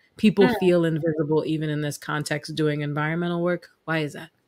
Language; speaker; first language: English; native; English